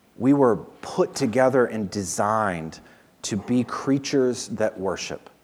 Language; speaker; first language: English; native; English